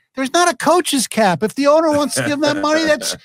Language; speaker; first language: English; native; English